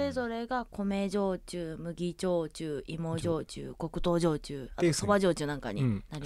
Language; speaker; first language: Japanese; native; Japanese